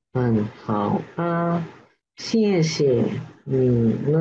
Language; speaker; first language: Chinese; non-native, learner; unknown